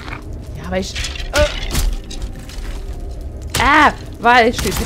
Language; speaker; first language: German; native; German